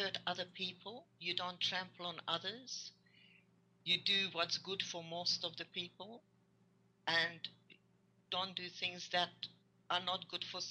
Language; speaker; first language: English; non-native, fluent; Hungarian